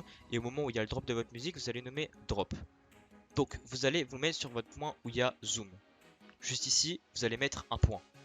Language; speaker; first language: French; native; French